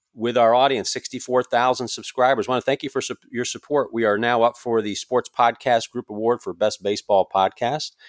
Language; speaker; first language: English; native; English